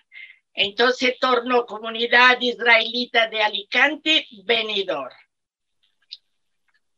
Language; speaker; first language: Spanish; non-native, fluent; Portuguese